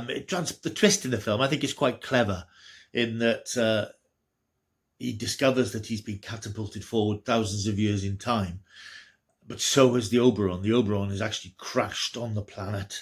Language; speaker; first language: English; native; English